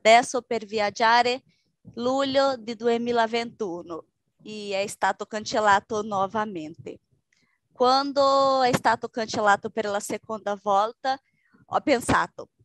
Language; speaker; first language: Italian; non-native, learner; Portuguese